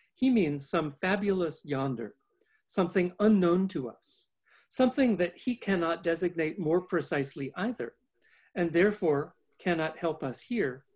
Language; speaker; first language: English; native; English